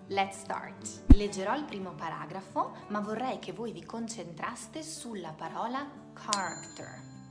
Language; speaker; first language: Italian; native; Italian